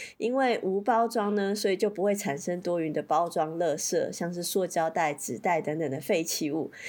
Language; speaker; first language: Chinese; native; Chinese